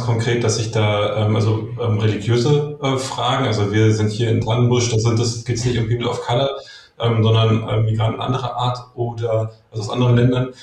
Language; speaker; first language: German; native; German